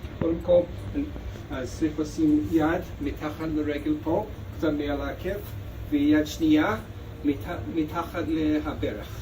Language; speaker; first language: Hebrew; non-native, fluent; English